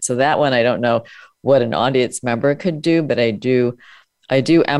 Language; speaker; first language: English; native; English